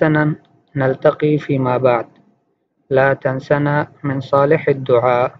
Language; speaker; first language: Arabic; non-native, fluent; Urdu